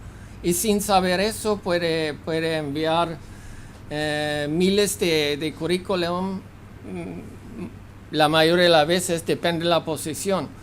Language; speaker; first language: Spanish; non-native, fluent; Swedish